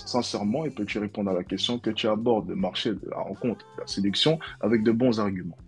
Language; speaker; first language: French; native; French